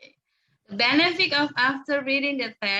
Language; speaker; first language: English; non-native, learner; Indonesian